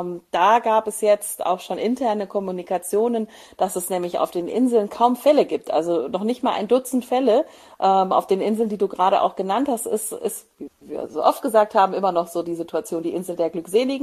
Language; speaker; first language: German; native; German